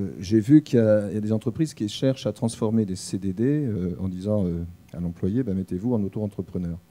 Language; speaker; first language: French; native; French